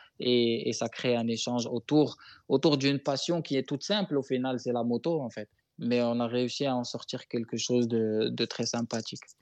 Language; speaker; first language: French; non-native, local second language; Arabic